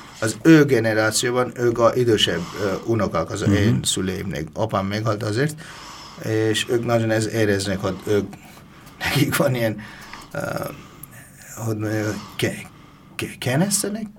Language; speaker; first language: Hungarian; non-native, fluent; Bangla